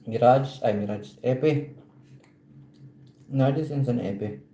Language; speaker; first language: Turkish; non-native, learner; Filipino